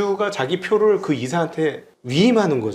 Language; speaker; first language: Korean; native; Korean